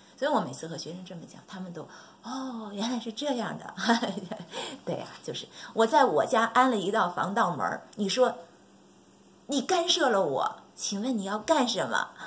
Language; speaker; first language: Chinese; native; Chinese